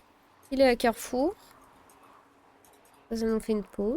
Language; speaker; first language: French; native; French